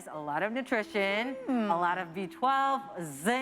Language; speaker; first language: English; non-native, fluent; Indonesian